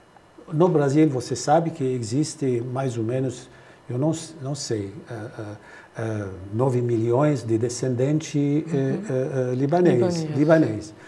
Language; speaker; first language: Portuguese; non-native, fluent; Arabic